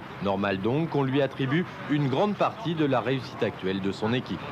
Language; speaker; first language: French; native; French